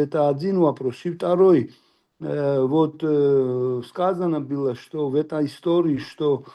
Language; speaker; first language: Russian; non-native, local second language; Georgian